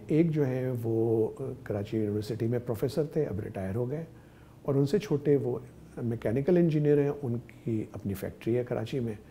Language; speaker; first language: Urdu; native; Urdu